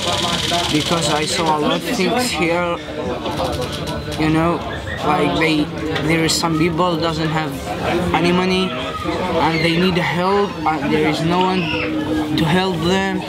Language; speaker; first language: English; non-native, learner; Arabic